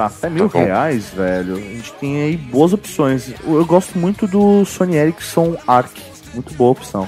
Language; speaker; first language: Portuguese; native; Portuguese